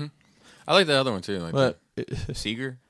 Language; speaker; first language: English; native; English